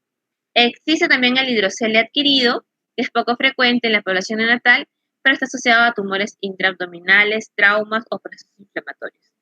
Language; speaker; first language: Spanish; native; Spanish